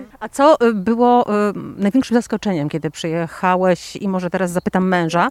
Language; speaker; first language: Polish; native; Polish